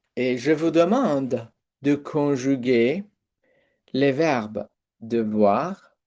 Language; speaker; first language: French; non-native, fluent; Persian